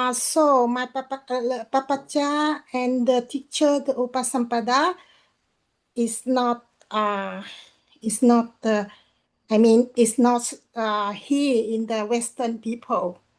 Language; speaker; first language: English; non-native, learner; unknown